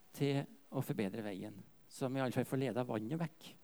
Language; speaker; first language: Norwegian; native; Norwegian